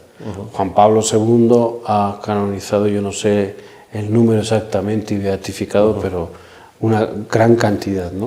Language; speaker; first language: Spanish; native; Spanish